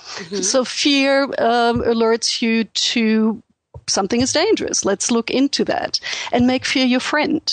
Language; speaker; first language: English; non-native, fluent; German